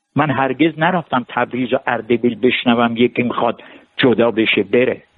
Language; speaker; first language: Persian; non-native, local second language; Armenian